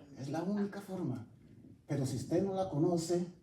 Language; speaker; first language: Spanish; native; Spanish